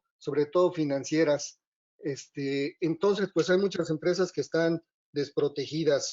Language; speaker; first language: Spanish; native; Spanish